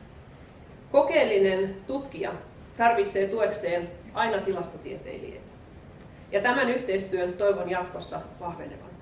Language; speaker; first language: Finnish; native; Finnish